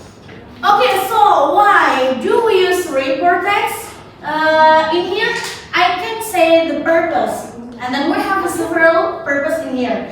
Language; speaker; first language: English; non-native, learner; Indonesian